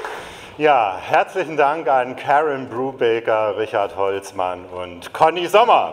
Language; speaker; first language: German; native; German